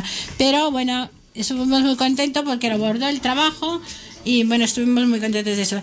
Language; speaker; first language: Spanish; native; Spanish